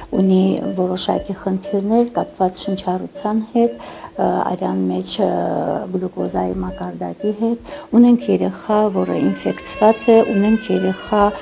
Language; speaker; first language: Armenian; native; Armenian